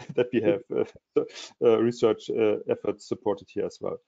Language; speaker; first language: English; non-native, fluent; German